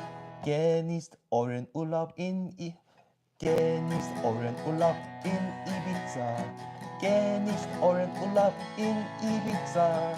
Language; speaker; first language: German; non-native, learner; English